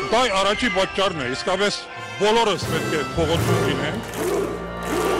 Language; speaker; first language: Armenian; early bilingual, heritage; Armenian